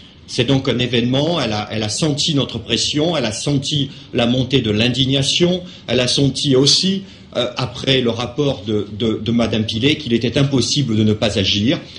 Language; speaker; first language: French; native; French